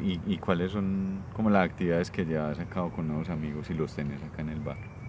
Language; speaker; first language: Spanish; native; Spanish